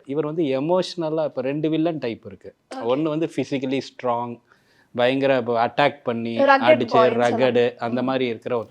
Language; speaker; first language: Tamil; native; Tamil